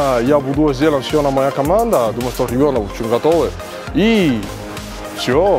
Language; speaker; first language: Russian; non-native, learner; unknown